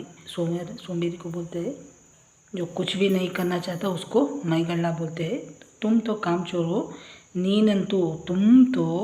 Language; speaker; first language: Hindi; non-native, local second language; Kannada